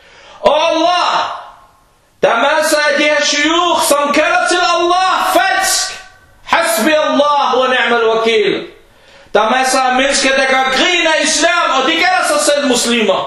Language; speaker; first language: Danish; early bilingual, other home language; Arabic